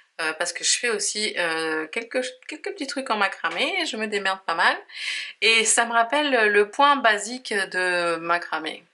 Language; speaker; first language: French; native; French